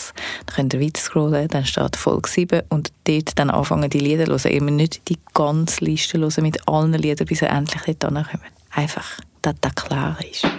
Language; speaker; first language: German; native; German